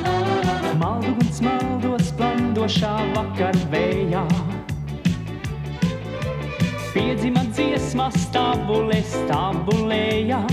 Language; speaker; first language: Latvian; native; Latvian